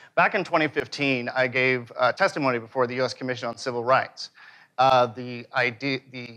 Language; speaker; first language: English; native; English